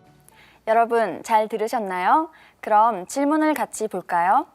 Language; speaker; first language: Korean; native; Korean